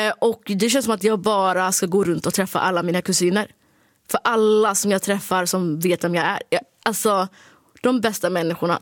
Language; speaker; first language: Swedish; early bilingual, other home language; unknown